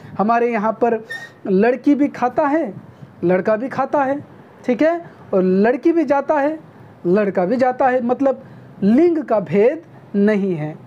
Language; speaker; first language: Hindi; non-native, local second language; Nepali